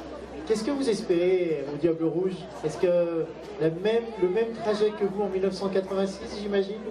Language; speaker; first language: French; native; French